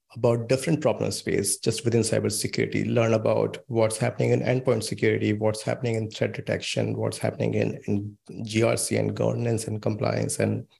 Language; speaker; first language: English; non-native, local second language; Hindi